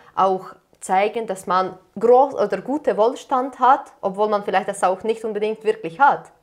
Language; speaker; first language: German; non-native, fluent; Ukrainian